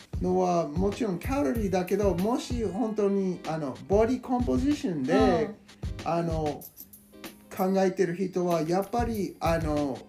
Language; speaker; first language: Japanese; non-native, learner; English